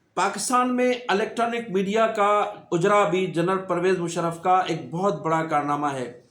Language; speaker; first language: Urdu; native; Urdu